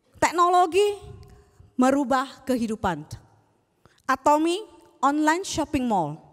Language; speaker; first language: Indonesian; native; Indonesian